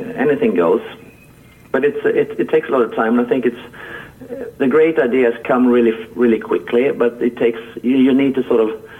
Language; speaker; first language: English; non-native, fluent; Swedish